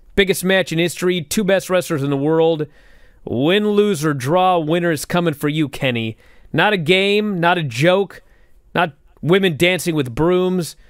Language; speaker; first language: English; native; English